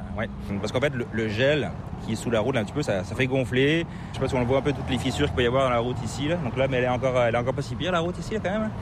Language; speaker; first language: French; native; French